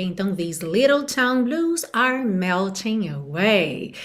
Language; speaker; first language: English; non-native, fluent; Portuguese